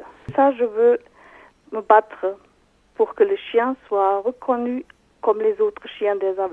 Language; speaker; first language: French; non-native, fluent; German